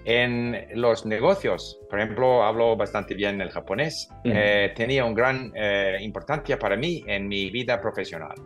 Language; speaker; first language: Spanish; non-native, fluent; English